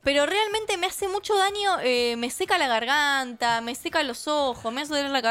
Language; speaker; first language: Spanish; native; Spanish